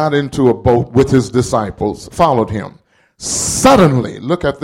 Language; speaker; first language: English; native; English